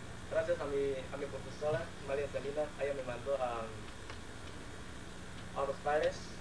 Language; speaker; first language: Spanish; non-native, learner; Chinese